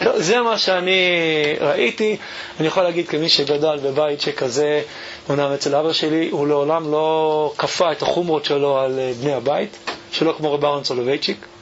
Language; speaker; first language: Hebrew; early bilingual, other home language; English